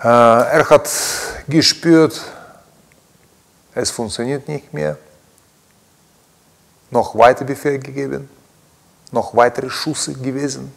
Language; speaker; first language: German; non-native, learner; Russian